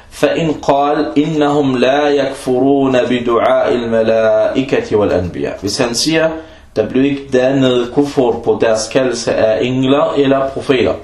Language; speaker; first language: Danish; early bilingual, other home language; Arabic